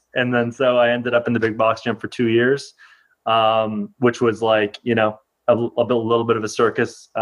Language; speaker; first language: English; native; English